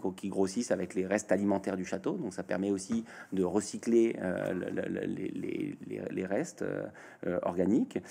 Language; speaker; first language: French; native; French